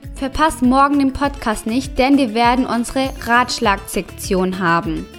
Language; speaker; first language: German; non-native, fluent; Spanish